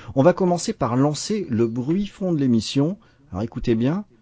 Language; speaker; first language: French; native; French